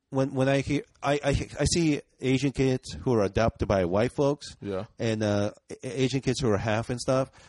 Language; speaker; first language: English; early bilingual, other home language; Japanese